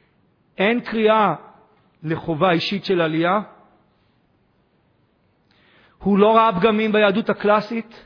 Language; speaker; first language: Hebrew; native; Hebrew